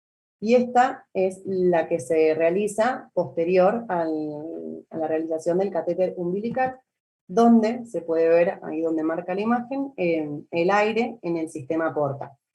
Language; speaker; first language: Spanish; native; Spanish